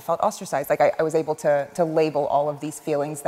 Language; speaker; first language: English; early bilingual, other home language; Arabic